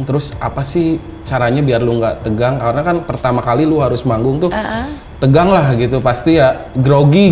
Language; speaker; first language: Indonesian; native; Indonesian